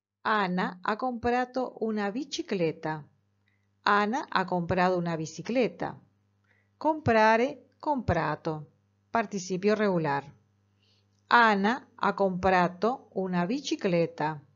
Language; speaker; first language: Italian; non-native, fluent; Spanish